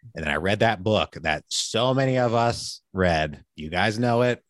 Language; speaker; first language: English; native; English